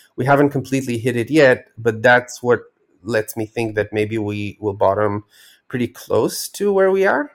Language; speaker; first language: English; non-native, fluent; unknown